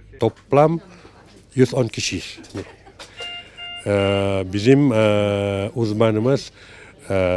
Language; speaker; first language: Turkish; non-native, learner; Malay